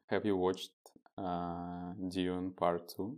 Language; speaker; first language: English; non-native, fluent; Russian